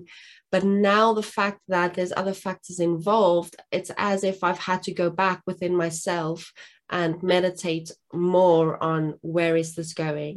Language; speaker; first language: English; non-native, local second language; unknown